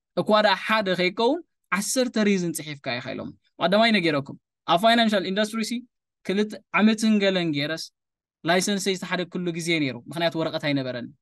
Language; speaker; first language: Tigrinya; native; Tigrinya